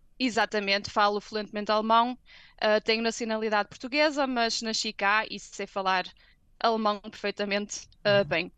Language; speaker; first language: Portuguese; native; Portuguese